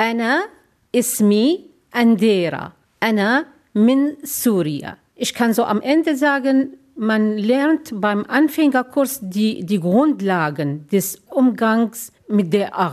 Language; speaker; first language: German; non-native, learner; Arabic